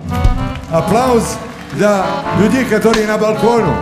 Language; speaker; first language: Russian; non-native, learner; Serbian